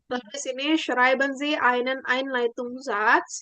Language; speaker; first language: German; non-native, fluent; Indonesian